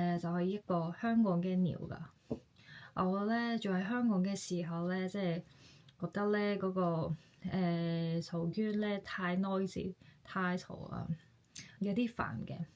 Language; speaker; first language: Cantonese; non-native, fluent; Japanese